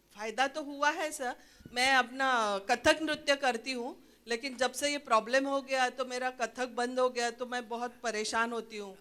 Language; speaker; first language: Hindi; non-native, local second language; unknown